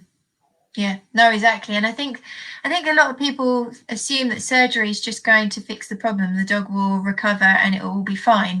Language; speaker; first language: English; native; English